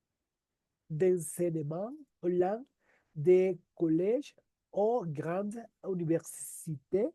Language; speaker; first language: French; non-native, learner; Spanish